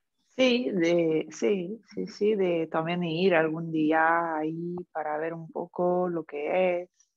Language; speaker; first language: Spanish; non-native, fluent; French